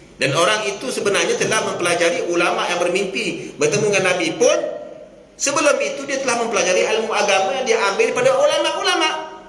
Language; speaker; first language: Malay; native; Malay